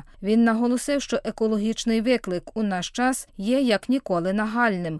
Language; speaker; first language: Ukrainian; native; Ukrainian